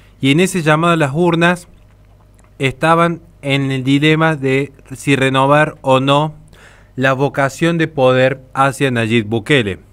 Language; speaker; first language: Spanish; native; Spanish